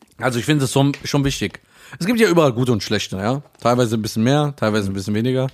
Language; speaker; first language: German; early bilingual, other home language; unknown